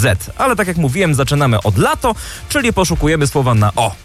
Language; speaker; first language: Polish; native; Polish